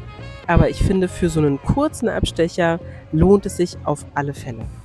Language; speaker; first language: German; native; German